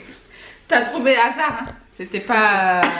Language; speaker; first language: French; early bilingual, other home language; Fula